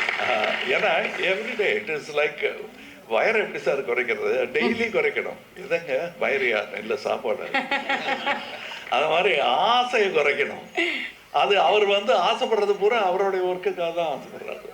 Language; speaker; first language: Tamil; native; Tamil